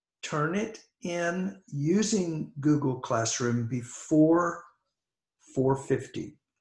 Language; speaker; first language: English; native; English